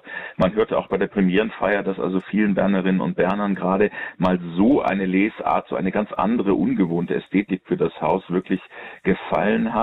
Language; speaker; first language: German; native; German